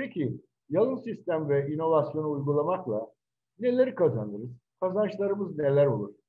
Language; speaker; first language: Turkish; native; Turkish